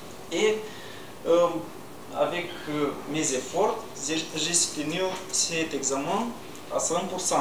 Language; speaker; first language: French; non-native, learner; Romanian